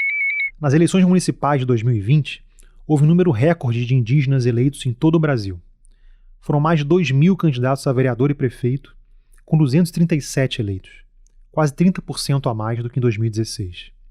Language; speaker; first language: Portuguese; native; Portuguese